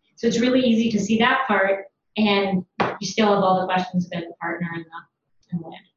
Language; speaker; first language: English; native; English